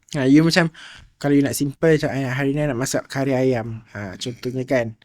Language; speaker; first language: Malay; native; Malay